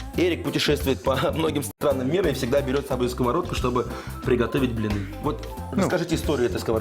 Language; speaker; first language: Russian; native; Russian